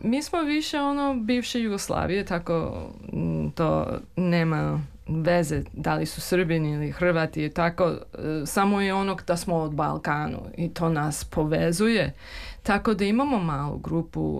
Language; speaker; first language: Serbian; early bilingual, heritage; Serbian